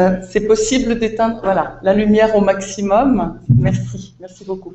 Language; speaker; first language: French; native; French